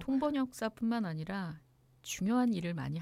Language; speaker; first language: Korean; native; Korean